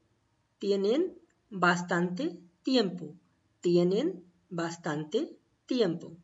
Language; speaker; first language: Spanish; non-native, learner; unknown